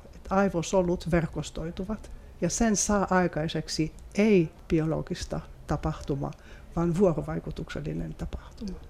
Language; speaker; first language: Finnish; non-native, fluent; French